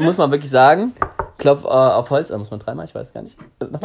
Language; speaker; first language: German; native; German